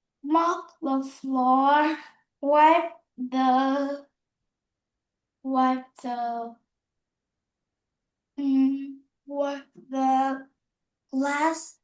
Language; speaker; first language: English; non-native, learner; Vietnamese